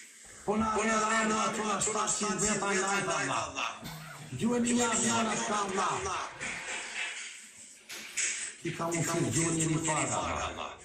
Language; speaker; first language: Italian; non-native, learner; Albanian